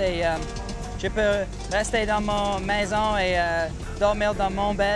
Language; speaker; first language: French; non-native, learner; English